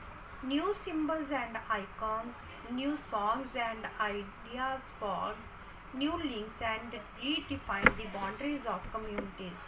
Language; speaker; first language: English; non-native, local second language; Hindi